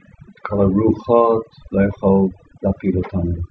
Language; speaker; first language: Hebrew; non-native, fluent; English